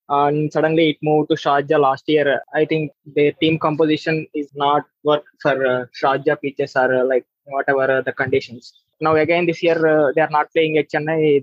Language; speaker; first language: English; non-native, local second language; Telugu